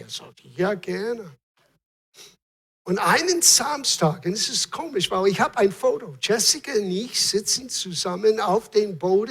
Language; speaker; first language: German; non-native, fluent; English